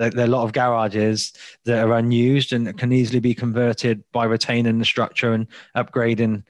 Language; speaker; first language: English; native; English